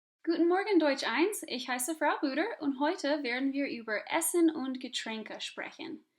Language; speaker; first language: German; non-native, fluent; English